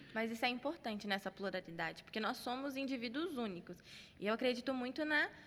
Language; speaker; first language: Portuguese; native; Portuguese